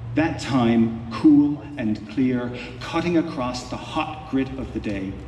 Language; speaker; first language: English; native; English